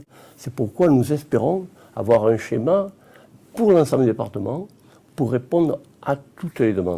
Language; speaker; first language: French; native; French